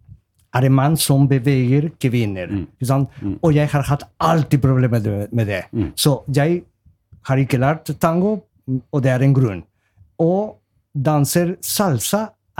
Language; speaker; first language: Norwegian; non-native, learner; Spanish